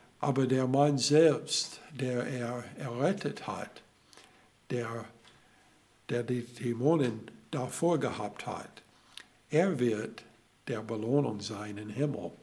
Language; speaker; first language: German; non-native, learner; English